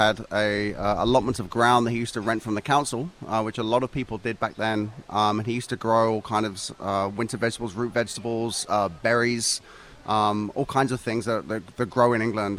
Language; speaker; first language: English; native; English